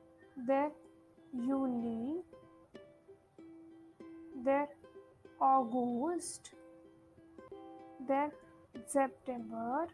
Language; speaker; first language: German; non-native, fluent; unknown